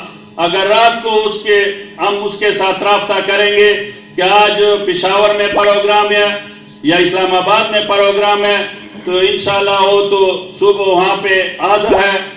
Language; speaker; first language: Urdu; non-native, local second language; Pashto